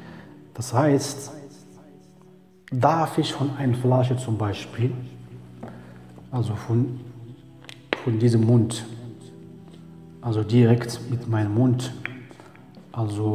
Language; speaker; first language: German; non-native, learner; Arabic